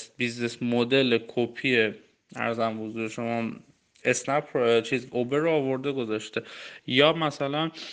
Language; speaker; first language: Persian; non-native, local second language; Armenian